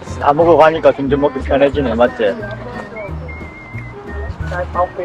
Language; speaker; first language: Korean; native; Korean